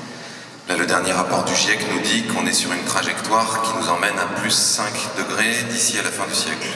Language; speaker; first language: French; native; French